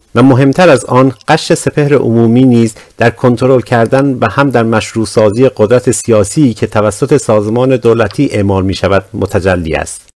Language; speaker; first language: Persian; non-native, local second language; Azerbaijani